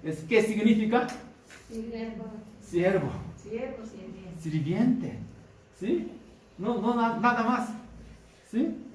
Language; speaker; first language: Spanish; non-native, fluent; Korean